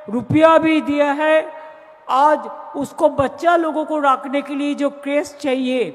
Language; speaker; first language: Hindi; non-native, local second language; Bangla